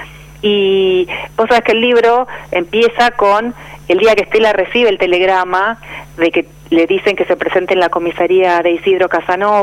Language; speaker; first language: Spanish; native; Spanish